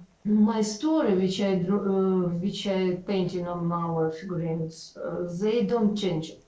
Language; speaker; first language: English; non-native, learner; Ukrainian